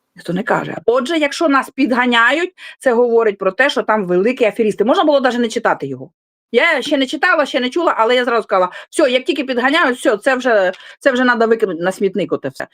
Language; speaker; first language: Ukrainian; non-native, local second language; Russian